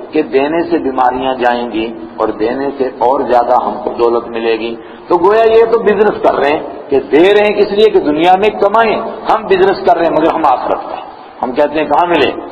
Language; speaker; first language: Urdu; non-native, local second language; Gujari